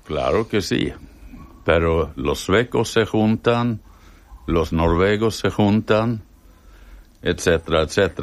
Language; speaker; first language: Spanish; non-native, fluent; Swedish